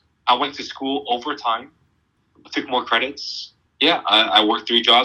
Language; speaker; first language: English; early bilingual, other home language; Vietnamese